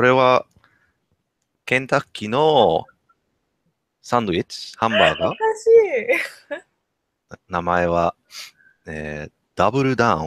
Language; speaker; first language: Japanese; non-native, learner; English